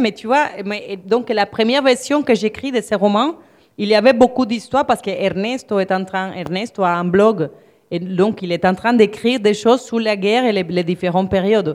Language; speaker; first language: French; non-native, fluent; Spanish